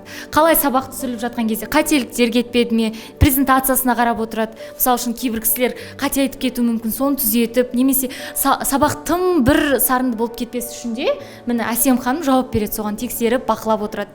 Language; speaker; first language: Kazakh; native; Kazakh